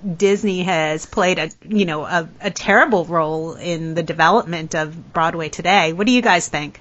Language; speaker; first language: English; native; English